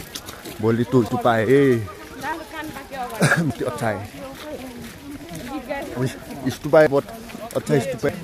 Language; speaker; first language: Hindi; non-native, learner; Nepali